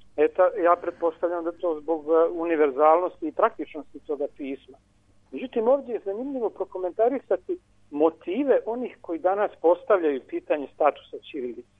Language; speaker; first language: Serbian; native; Serbian